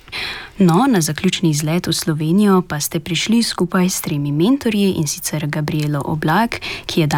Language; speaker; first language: Slovenian; native; Slovenian